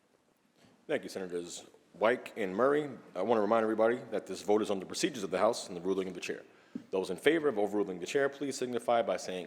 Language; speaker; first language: English; native; English